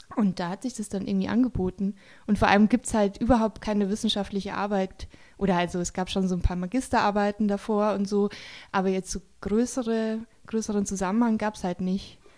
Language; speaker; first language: German; native; German